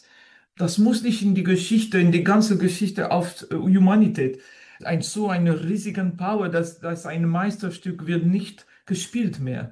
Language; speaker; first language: German; non-native, fluent; French